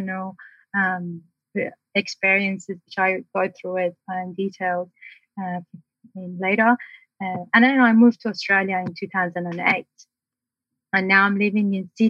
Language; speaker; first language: English; non-native, fluent; Persian